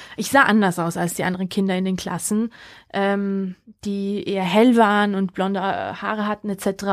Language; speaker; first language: German; early bilingual, other home language; Georgian